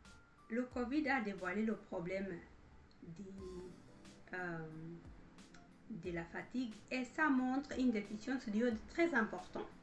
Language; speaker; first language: French; non-native, fluent; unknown